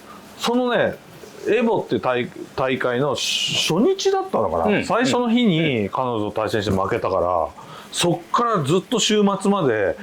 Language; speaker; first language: Japanese; native; Japanese